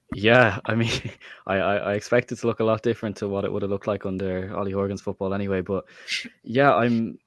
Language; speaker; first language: English; native; English